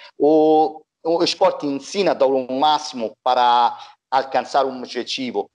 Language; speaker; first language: Portuguese; non-native, fluent; Italian